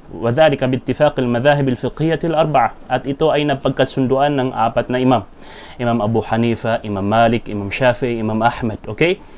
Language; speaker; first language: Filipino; non-native, local second language; Maranao